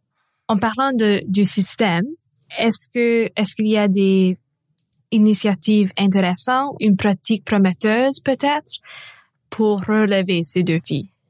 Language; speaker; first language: French; non-native, local second language; English